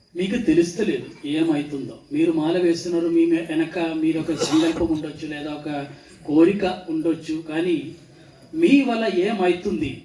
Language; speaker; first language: Telugu; non-native, fluent; Malayalam